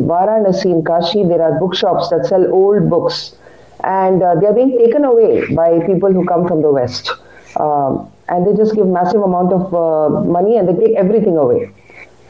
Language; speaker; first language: English; non-native, local second language; Kannada